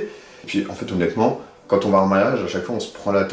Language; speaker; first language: French; native; French